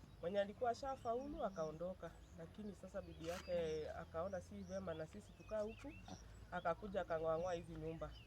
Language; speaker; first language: Swahili; non-native, local second language; Gusii